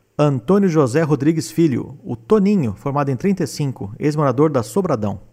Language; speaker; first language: Portuguese; native; Portuguese